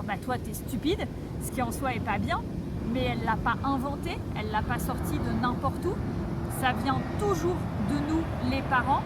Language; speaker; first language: French; native; French